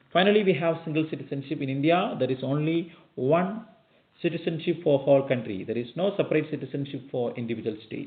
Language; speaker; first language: English; non-native, local second language; Malayalam